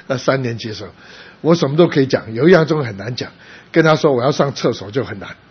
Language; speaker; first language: Chinese; early bilingual, other home language; Cantonese